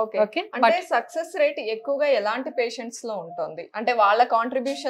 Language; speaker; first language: Telugu; native; Telugu